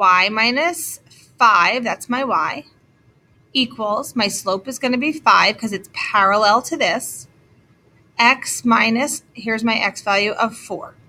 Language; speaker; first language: English; native; English